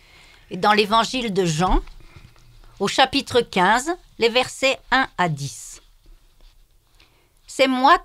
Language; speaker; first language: French; native; French